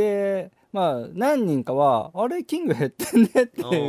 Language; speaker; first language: Japanese; native; Japanese